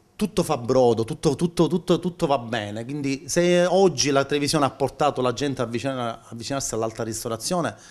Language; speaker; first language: Italian; native; Italian